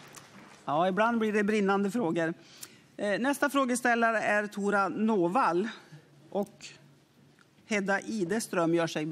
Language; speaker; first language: Swedish; native; Swedish